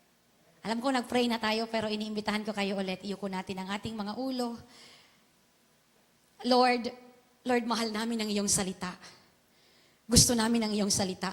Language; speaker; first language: Filipino; non-native, local second language; Chavacano